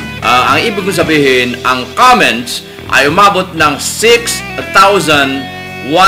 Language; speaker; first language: Filipino; native; Filipino